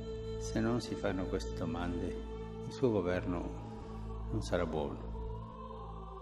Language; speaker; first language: Italian; non-native, fluent; Spanish